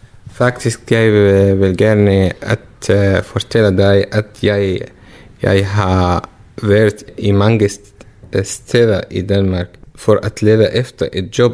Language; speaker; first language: Danish; non-native, learner; Arabic